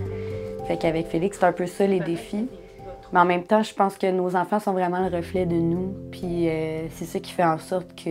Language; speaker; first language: French; native; French